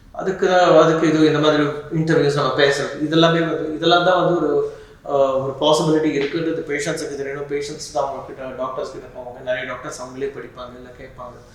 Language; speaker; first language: Tamil; native; Tamil